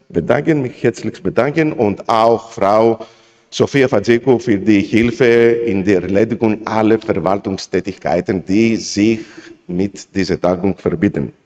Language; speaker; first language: German; non-native, fluent; Greek